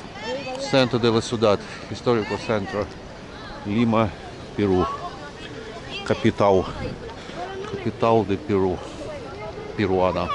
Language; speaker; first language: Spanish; non-native, learner; English